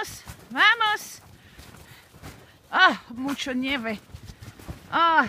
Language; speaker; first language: Spanish; non-native, learner; English